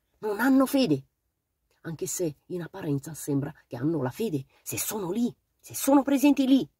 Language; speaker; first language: Italian; non-native, fluent; Romanian